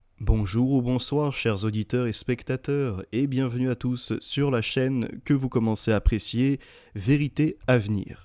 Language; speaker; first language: French; native; French